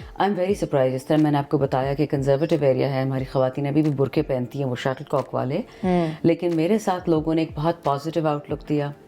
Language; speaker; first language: Urdu; non-native, local second language; Pashto